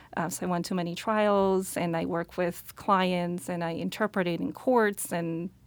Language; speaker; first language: English; non-native, fluent; Slovak